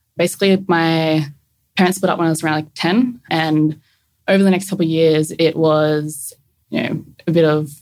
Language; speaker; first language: English; native; English